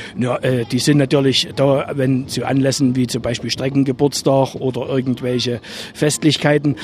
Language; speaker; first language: German; native; German